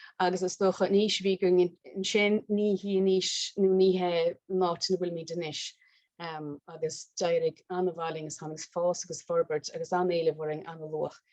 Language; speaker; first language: Irish; native; Irish